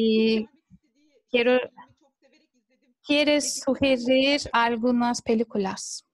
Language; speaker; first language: Spanish; non-native, fluent; Turkish